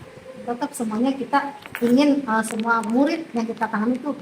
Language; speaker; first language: Indonesian; native; Indonesian